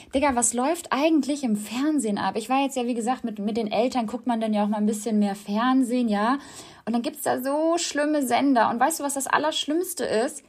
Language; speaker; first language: German; native; German